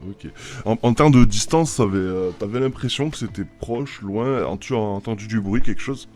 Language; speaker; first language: French; native; French